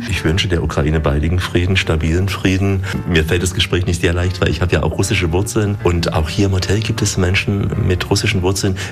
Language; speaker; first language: German; native; German